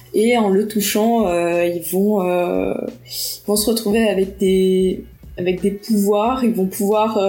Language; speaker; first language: French; early bilingual, heritage; Portuguese